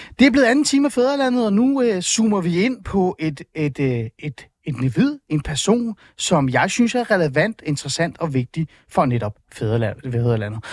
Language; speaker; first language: Danish; early bilingual, other home language; Persian